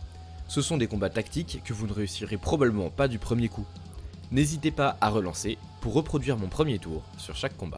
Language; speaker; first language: French; native; French